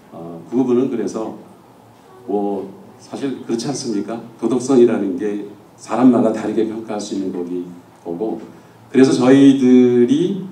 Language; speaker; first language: Korean; native; Korean